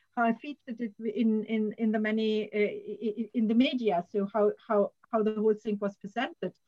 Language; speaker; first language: English; non-native, fluent; German